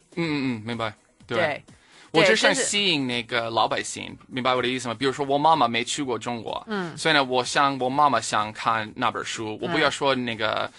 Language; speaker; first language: Chinese; non-native, fluent; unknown